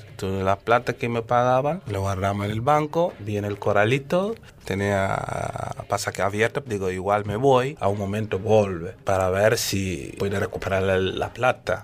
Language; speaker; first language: Spanish; non-native, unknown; Wolof